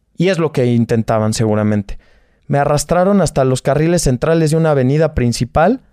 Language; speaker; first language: Spanish; native; Spanish